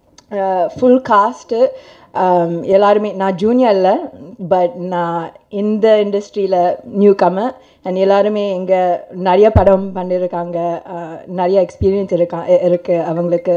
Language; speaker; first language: Tamil; non-native, learner; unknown